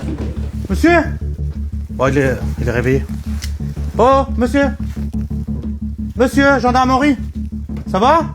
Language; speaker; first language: French; native; French